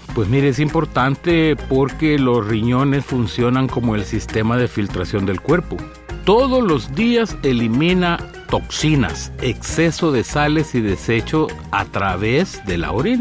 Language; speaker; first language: Spanish; native; Spanish